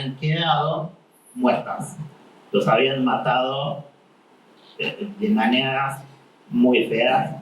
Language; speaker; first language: Spanish; non-native, fluent; Arabic